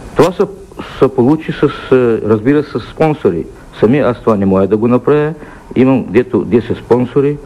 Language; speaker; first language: Bulgarian; early bilingual, heritage; Bulgarian